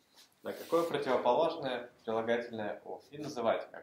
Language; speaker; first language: Russian; native; Russian